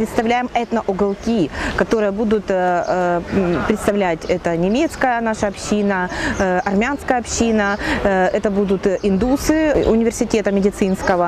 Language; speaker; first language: Russian; native; Russian